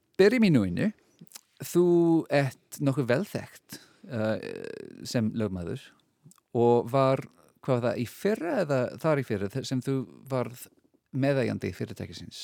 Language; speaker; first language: Icelandic; non-native, fluent; English